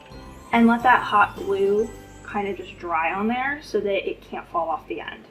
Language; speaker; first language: English; native; English